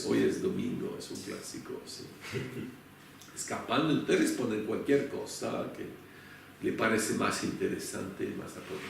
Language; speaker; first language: Spanish; non-native, fluent; French